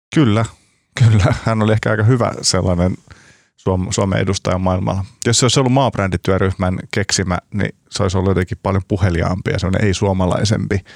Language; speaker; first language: Finnish; native; Finnish